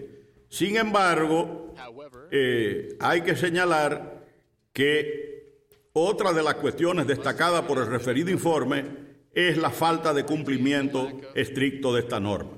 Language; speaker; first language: Spanish; native; Spanish